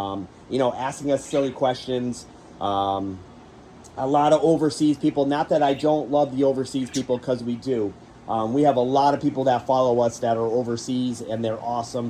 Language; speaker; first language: English; native; English